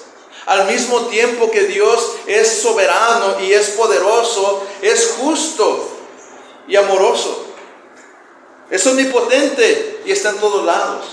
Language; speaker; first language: Spanish; native; Spanish